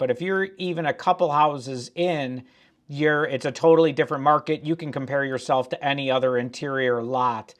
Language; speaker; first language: English; native; English